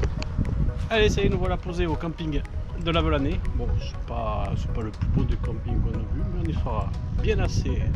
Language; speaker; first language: French; native; French